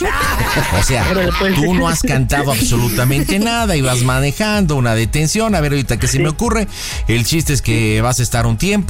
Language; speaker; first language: Spanish; native; Spanish